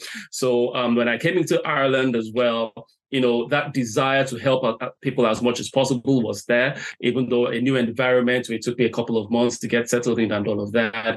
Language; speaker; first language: English; non-native, local second language; Yoruba